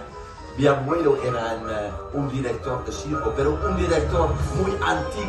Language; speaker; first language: Spanish; non-native, fluent; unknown